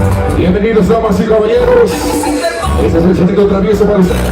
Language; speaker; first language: Spanish; native; Spanish